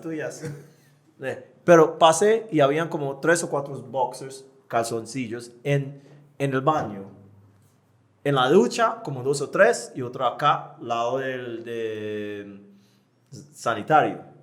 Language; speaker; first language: Spanish; non-native, fluent; English